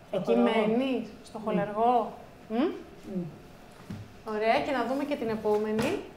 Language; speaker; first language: Greek; native; Greek